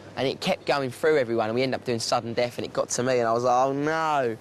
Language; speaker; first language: English; native; English